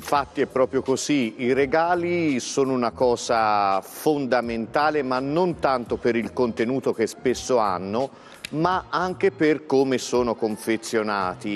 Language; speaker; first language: Italian; native; Italian